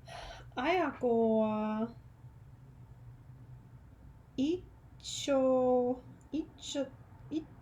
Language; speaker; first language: Japanese; non-native, learner; English